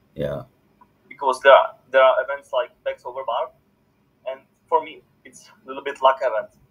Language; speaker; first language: English; non-native, fluent; Czech